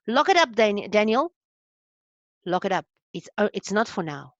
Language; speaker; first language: English; non-native, local second language; Afrikaans